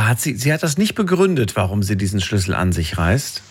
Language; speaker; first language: German; native; German